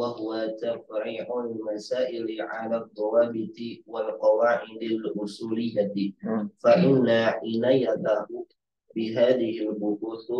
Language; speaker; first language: Arabic; non-native, fluent; Indonesian